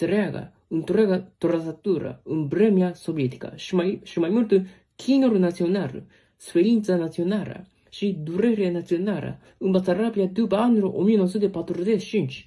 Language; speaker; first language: Romanian; non-native, learner; Japanese